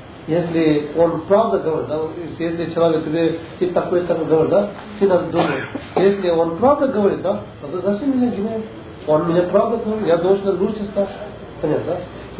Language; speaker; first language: Russian; non-native, learner; Tibetan